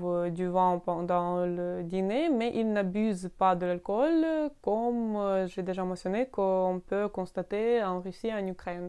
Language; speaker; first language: French; non-native, fluent; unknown